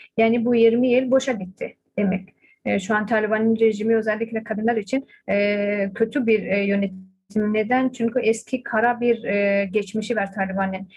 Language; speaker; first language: Turkish; non-native, fluent; Persian